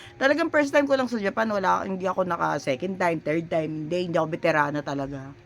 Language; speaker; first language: Filipino; native; Filipino